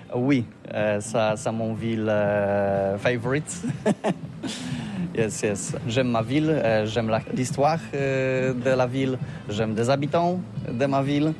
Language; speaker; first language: French; non-native, learner; Polish